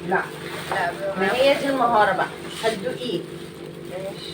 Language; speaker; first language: Arabic; native; Arabic